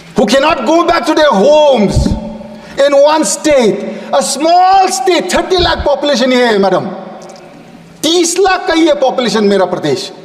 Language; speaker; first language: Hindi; non-native, local second language; Manipuri